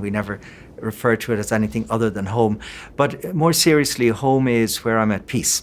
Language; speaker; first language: English; native; English